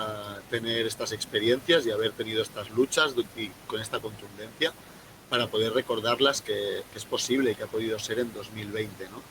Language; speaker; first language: Spanish; native; Spanish